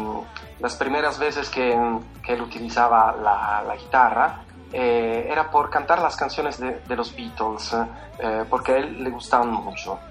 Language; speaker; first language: Spanish; non-native, fluent; Italian